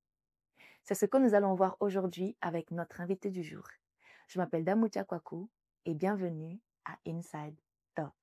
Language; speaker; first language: French; native; French